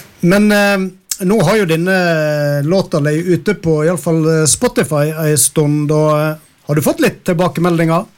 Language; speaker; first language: Norwegian; native; Norwegian